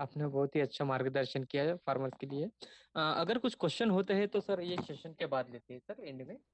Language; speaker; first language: Hindi; non-native, local second language; Marathi